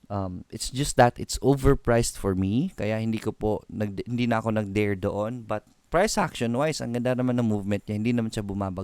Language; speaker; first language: Filipino; native; Filipino